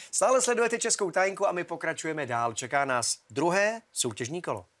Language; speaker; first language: Czech; native; Czech